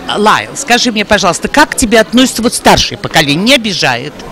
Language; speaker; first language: Russian; native; Russian